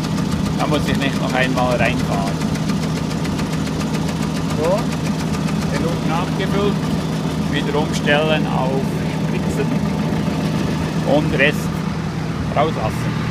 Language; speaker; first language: German; native; German